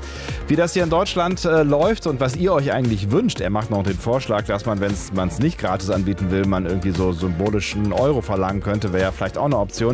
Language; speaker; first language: German; native; German